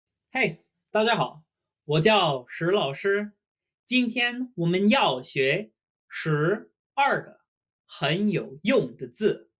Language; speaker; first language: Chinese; non-native, fluent; English